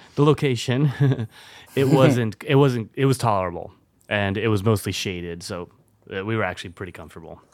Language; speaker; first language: English; early bilingual, other home language; French